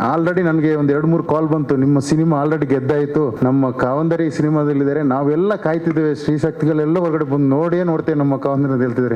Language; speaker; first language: Kannada; non-native, local second language; Tulu